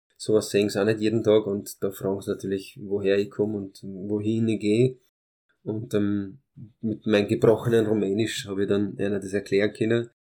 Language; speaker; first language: German; early bilingual, other home language; Hungarian